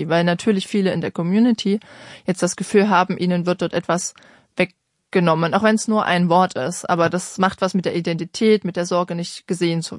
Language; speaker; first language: German; native; German